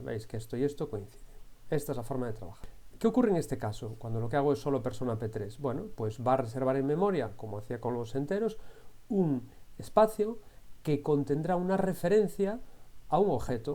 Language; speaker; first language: Spanish; native; Spanish